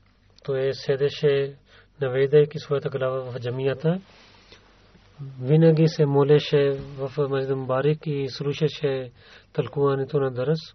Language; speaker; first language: Bulgarian; non-native, learner; Urdu